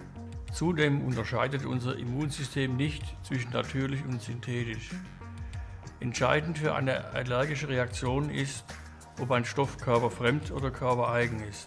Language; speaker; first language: German; native; German